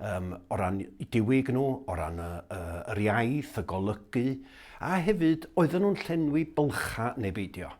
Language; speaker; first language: Welsh; native; Welsh